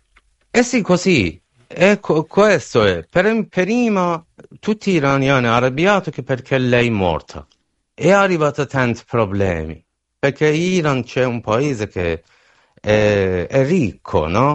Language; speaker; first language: Italian; non-native, learner; Persian